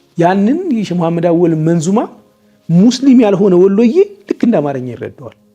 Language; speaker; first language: Amharic; native; Amharic